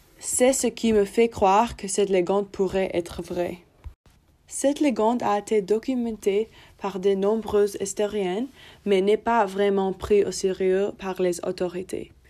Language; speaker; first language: French; non-native, learner; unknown